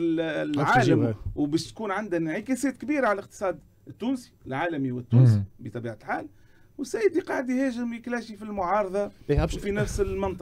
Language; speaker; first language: Arabic; native; Arabic